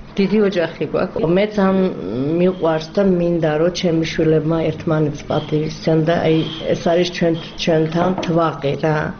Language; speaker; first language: Georgian; non-native, local second language; Kurdish